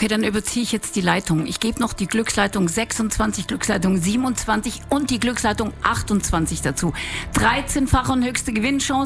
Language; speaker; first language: German; native; German